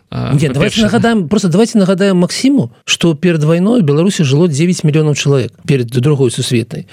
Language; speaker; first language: Belarusian; non-native, local second language; Russian